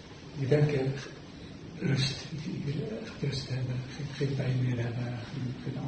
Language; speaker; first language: Dutch; non-native, fluent; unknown